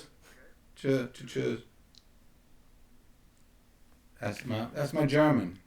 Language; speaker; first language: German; non-native, learner; English